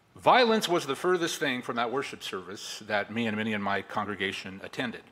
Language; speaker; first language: English; native; English